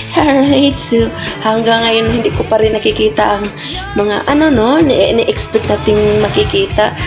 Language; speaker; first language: Filipino; non-native, local second language; Cebuano